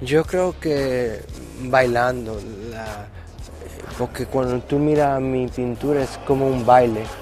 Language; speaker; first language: Spanish; early bilingual, heritage; Spanish